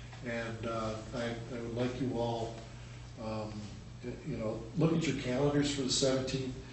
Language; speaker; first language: English; native; English